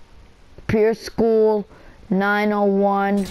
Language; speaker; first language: English; native; English